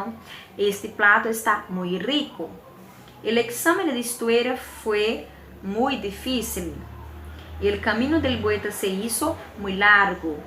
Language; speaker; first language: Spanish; non-native, fluent; Portuguese